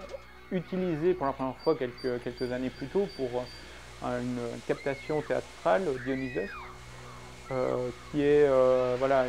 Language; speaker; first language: French; native; French